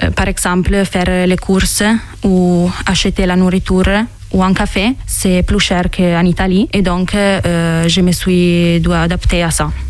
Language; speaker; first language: French; non-native, learner; Italian